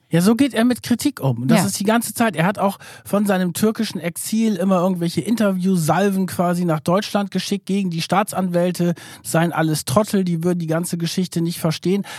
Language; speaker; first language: German; early bilingual, other home language; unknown